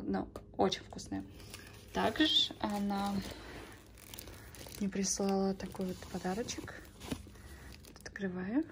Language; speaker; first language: Russian; early bilingual, heritage; Russian